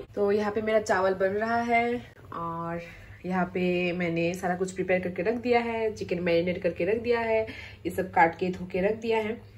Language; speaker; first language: Hindi; non-native, local second language; Bangla